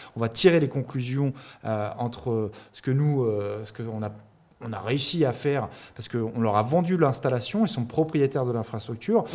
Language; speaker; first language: French; native; French